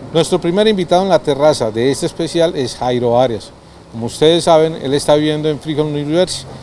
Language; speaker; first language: Spanish; native; Spanish